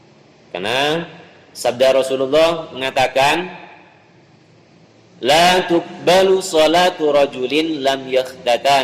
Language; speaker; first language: Indonesian; native; Indonesian